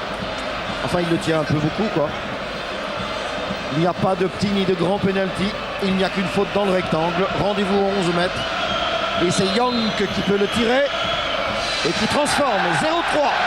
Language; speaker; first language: French; native; French